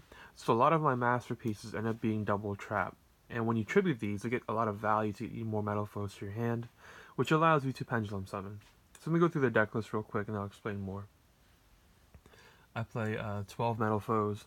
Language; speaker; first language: English; native; English